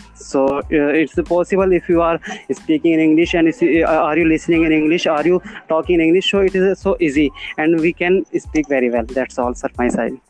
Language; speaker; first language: English; non-native, learner; Hindi